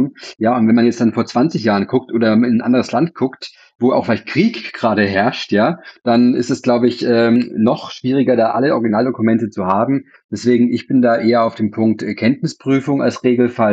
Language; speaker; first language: German; native; German